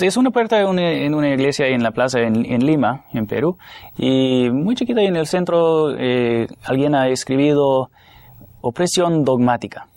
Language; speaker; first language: Spanish; non-native, fluent; English